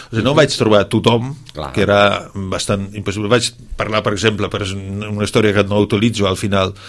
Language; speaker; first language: Catalan; non-native, fluent; Dutch